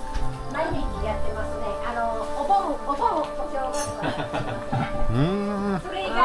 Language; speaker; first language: Japanese; native; Japanese